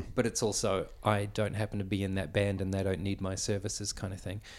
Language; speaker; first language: English; native; English